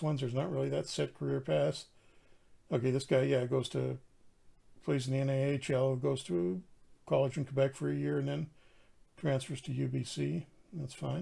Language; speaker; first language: English; native; English